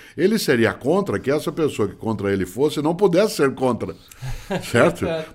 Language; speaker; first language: Portuguese; native; Portuguese